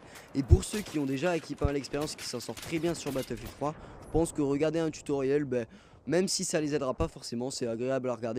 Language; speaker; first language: French; native; French